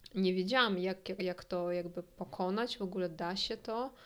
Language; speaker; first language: Polish; non-native, fluent; Russian